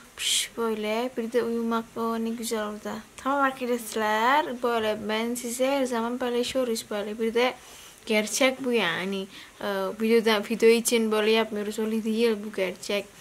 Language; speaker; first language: Turkish; non-native, learner; Indonesian